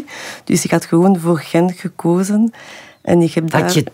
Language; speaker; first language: Dutch; non-native, local second language; French